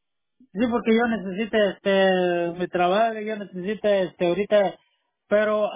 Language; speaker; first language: Spanish; non-native, local second language; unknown